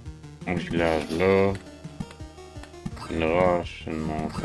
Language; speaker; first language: French; native; French